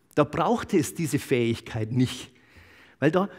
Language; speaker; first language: German; native; German